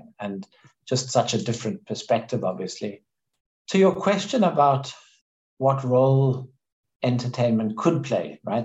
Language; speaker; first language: English; native; English